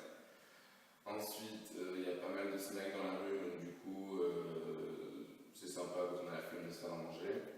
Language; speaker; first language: French; native; French